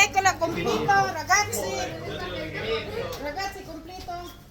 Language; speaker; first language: Italian; non-native, learner; Filipino